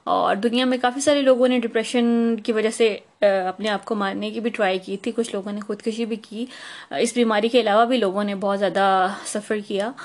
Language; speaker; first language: Urdu; native; Urdu